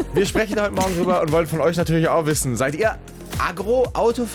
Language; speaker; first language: German; native; German